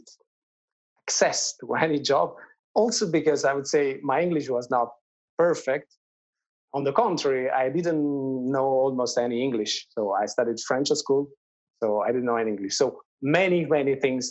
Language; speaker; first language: English; non-native, fluent; Italian